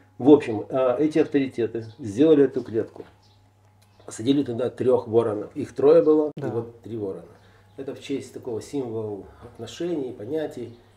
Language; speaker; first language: Russian; native; Russian